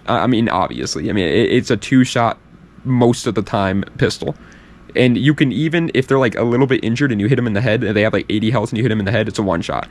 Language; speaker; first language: English; native; English